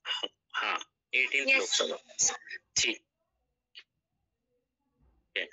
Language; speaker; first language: Hindi; native; Hindi